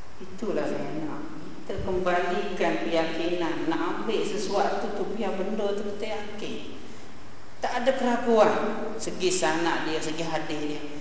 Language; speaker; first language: Malay; early bilingual, heritage; Arabic